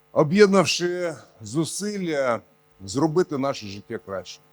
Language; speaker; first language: Ukrainian; non-native, local second language; Russian